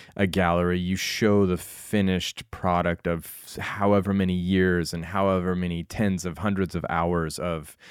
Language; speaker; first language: English; native; English